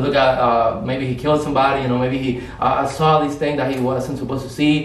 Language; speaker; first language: English; non-native, fluent; Spanish